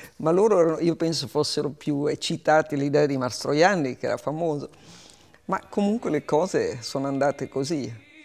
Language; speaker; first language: Italian; native; Italian